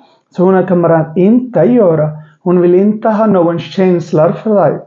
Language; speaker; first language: Swedish; non-native, learner; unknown